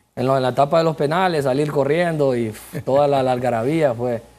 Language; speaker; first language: Spanish; native; Spanish